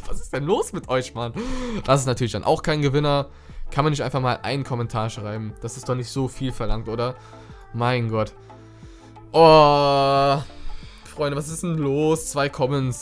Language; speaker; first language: German; native; German